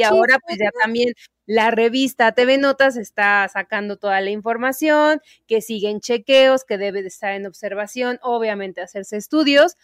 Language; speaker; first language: Spanish; native; Spanish